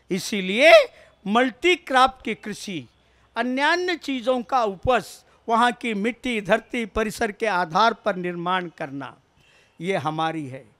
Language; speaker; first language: Hindi; non-native, local second language; Kannada